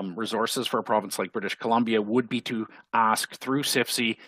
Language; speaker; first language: English; native; English